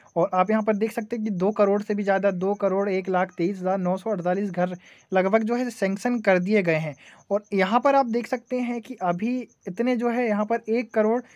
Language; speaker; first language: Hindi; native; Hindi